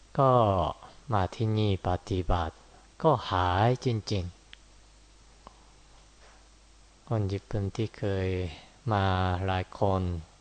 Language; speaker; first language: Thai; non-native, fluent; Japanese